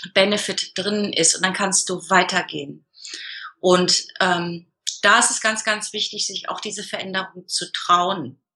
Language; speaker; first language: German; native; German